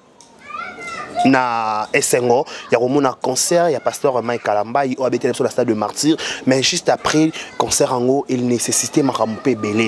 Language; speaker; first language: French; non-native, local second language; Lingala